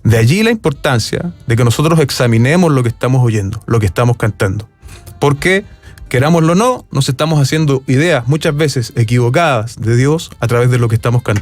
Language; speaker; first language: Spanish; native; Spanish